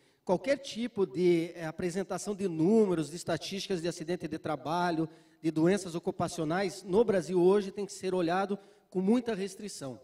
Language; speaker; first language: Portuguese; native; Portuguese